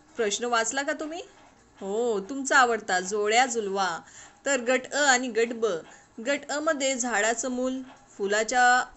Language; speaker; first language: Marathi; non-native, local second language; Urdu